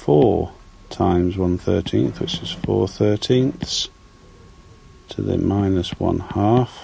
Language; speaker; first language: English; native; English